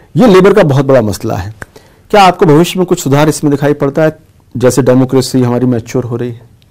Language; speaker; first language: Hindi; native; Hindi